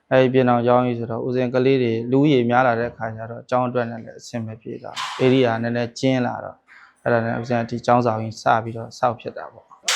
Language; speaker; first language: Burmese; native; Burmese